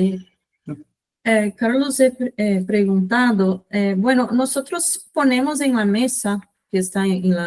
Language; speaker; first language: Spanish; non-native, fluent; Portuguese